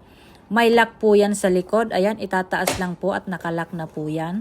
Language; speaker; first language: Filipino; native; Filipino